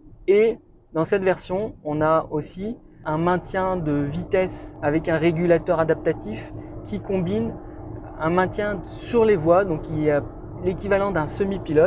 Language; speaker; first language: French; native; French